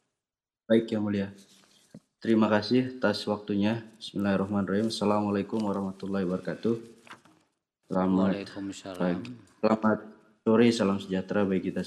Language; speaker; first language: Indonesian; native; Indonesian